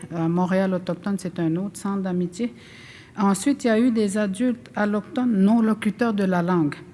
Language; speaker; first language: French; non-native, local second language; Innu-aimun